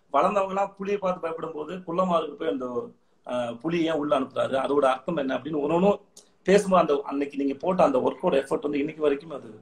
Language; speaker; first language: Tamil; native; Tamil